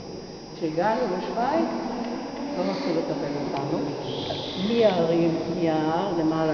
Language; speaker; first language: Hebrew; non-native, fluent; Italian